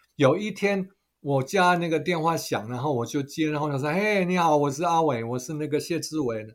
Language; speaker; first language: Chinese; non-native, fluent; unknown